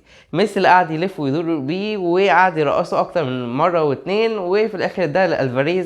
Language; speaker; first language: Arabic; native; Arabic